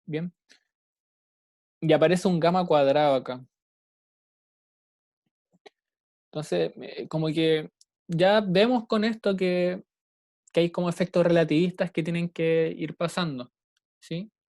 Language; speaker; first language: Spanish; native; Spanish